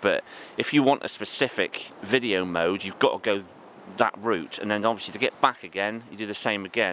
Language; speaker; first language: English; native; English